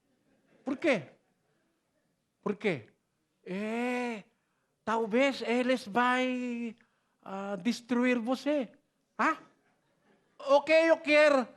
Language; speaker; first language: Portuguese; non-native, learner; Filipino